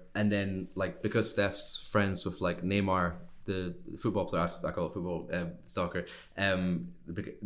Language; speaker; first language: English; native; English